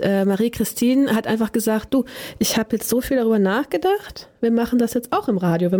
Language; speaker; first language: German; native; German